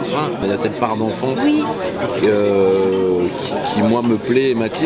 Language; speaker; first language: French; native; French